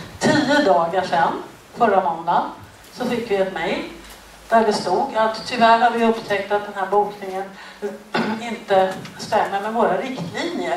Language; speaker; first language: Swedish; native; Swedish